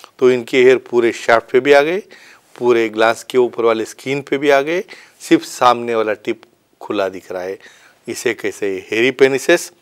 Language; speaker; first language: Hindi; non-native, local second language; Marathi